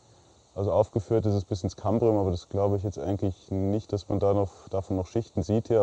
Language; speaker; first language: German; native; German